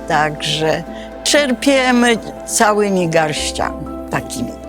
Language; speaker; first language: Polish; native; Polish